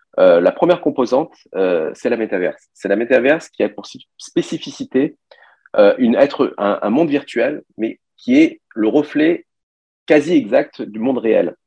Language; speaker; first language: French; early bilingual, other home language; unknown